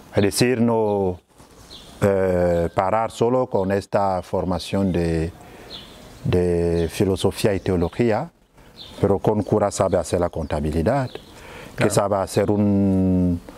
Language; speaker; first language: Spanish; non-native, fluent; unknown